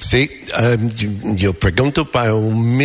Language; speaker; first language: Spanish; non-native, learner; English